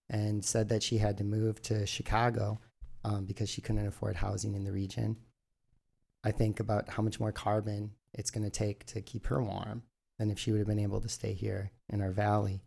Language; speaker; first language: English; native; English